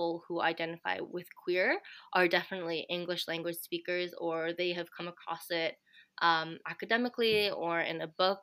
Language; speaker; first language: English; native; English